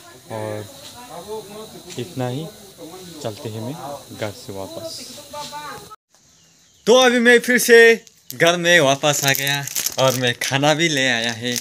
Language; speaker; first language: Hindi; non-native, local second language; Kok Borok